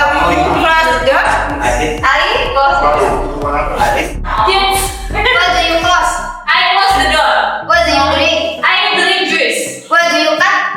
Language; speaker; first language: English; non-native, learner; Indonesian